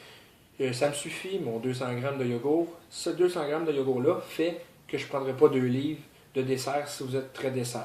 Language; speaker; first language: French; native; French